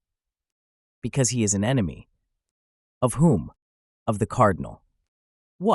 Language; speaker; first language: English; native; English